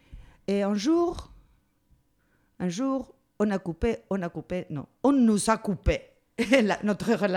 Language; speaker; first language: French; non-native, learner; Spanish